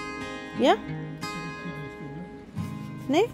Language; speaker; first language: Dutch; non-native, learner; Indonesian